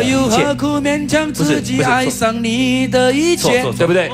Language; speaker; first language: Chinese; native; Chinese